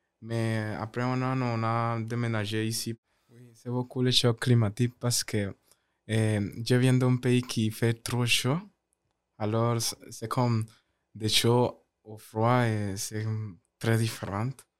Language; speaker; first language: French; non-native, learner; Spanish